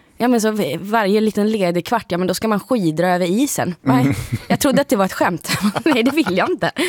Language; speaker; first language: Swedish; native; Swedish